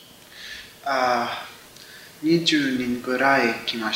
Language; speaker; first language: Japanese; non-native, learner; English